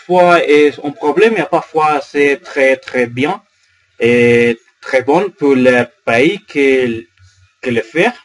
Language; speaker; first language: French; non-native, learner; Spanish